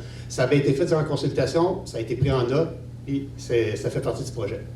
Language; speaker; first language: French; native; French